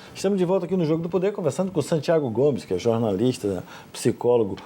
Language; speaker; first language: Portuguese; native; Portuguese